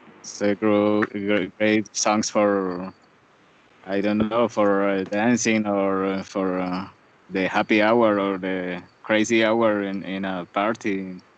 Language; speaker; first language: English; non-native, learner; Spanish